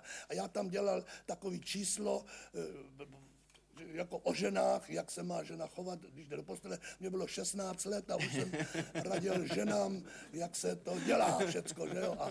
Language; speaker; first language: Czech; native; Czech